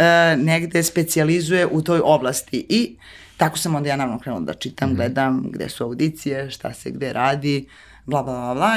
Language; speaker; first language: Serbian; native; Serbian